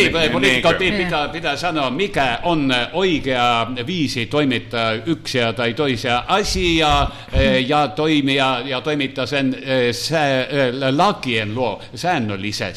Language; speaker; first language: Finnish; non-native, learner; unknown